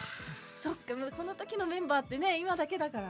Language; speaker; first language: Japanese; native; Japanese